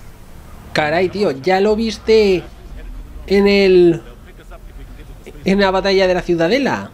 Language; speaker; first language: Spanish; native; Spanish